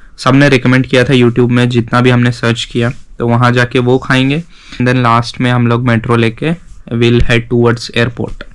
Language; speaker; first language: Hindi; native; Hindi